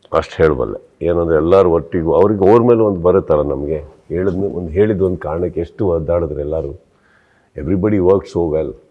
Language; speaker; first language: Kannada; native; Kannada